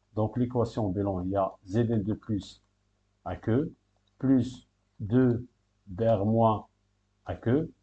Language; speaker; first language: French; non-native, local second language; Arabic